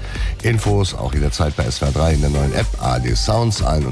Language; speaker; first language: German; native; German